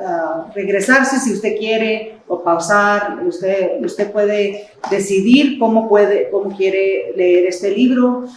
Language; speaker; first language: Spanish; early bilingual, other home language; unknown